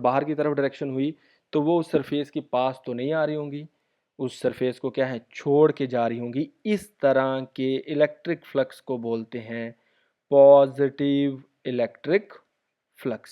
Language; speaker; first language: Hindi; native; Hindi